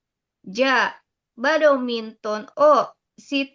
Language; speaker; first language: Japanese; non-native, learner; Indonesian